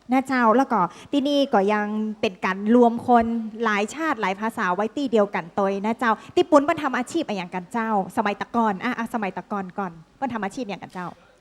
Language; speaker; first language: Thai; native; Thai